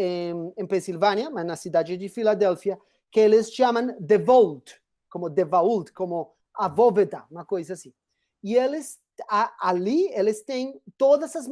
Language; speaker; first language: Portuguese; non-native, fluent; Spanish